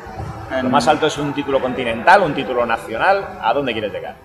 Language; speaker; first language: Spanish; native; Spanish